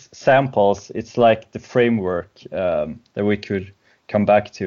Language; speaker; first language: English; non-native, fluent; Swedish